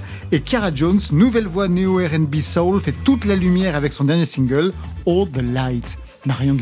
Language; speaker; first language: French; native; French